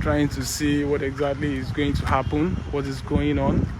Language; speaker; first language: English; non-native, local second language; Yoruba